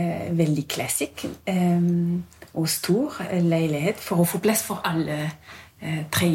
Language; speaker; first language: Norwegian; non-native, fluent; French